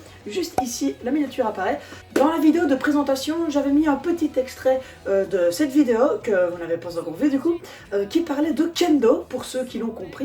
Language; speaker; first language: French; native; French